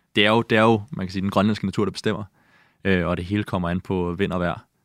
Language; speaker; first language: Danish; native; Danish